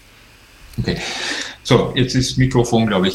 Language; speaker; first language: German; native; German